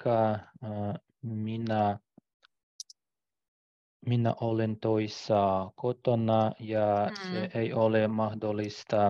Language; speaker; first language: Finnish; non-native, learner; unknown